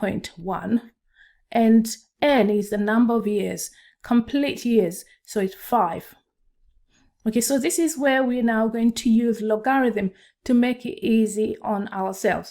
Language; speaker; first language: English; non-native, local second language; Swahili